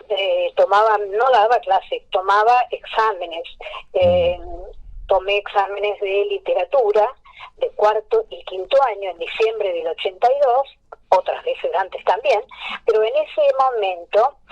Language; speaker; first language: Spanish; native; Spanish